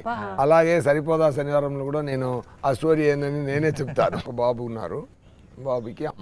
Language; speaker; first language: Telugu; non-native, learner; Tamil